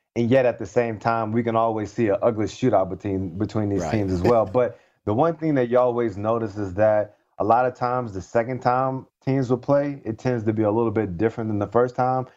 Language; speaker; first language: English; native; English